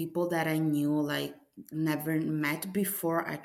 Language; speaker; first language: English; non-native, fluent; Italian